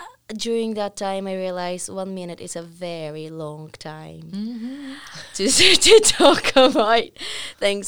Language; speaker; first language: English; non-native, fluent; Bulgarian